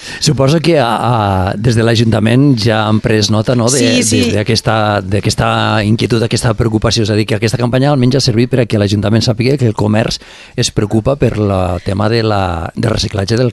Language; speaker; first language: Catalan; native; Catalan